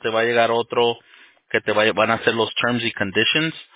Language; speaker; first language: Spanish; early bilingual, heritage; Spanish